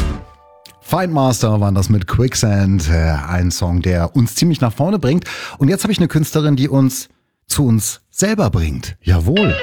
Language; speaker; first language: German; native; German